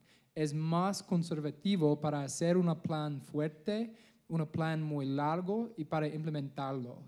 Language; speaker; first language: Spanish; non-native, learner; English